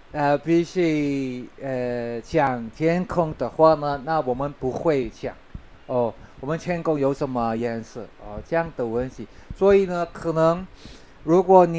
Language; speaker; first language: Chinese; non-native, learner; Filipino